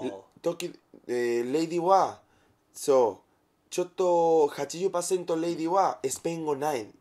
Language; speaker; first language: Japanese; non-native, learner; Spanish